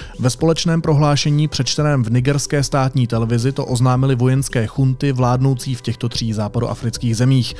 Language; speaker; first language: Czech; native; Czech